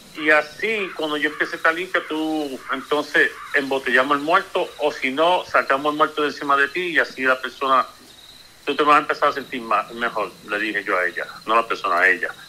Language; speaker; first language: Spanish; early bilingual, heritage; Spanish